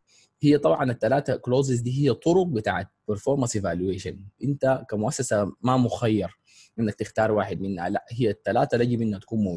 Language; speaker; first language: Arabic; native; Arabic